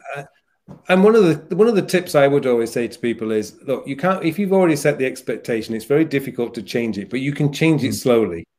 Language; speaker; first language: English; native; English